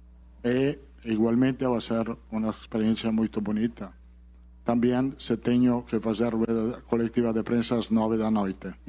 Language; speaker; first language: Portuguese; non-native, fluent; Italian